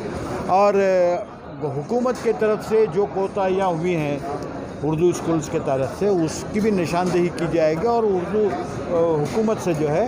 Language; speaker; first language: Urdu; native; Urdu